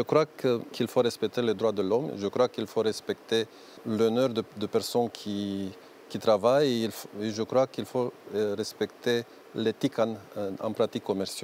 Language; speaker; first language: French; non-native, learner; Romanian